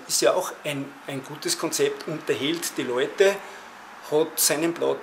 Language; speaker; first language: German; native; German